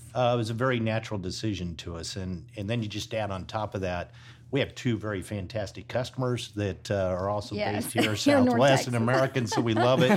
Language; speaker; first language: English; native; English